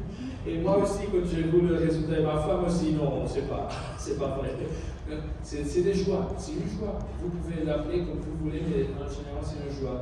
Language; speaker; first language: French; non-native, fluent; Portuguese